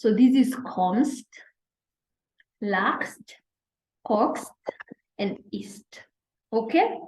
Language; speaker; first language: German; non-native, fluent; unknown